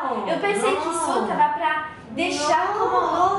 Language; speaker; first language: Portuguese; non-native, learner; French